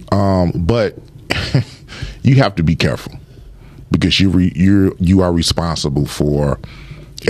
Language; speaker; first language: English; native; English